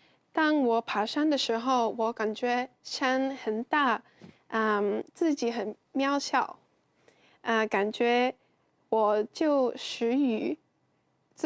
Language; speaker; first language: Chinese; non-native, fluent; Japanese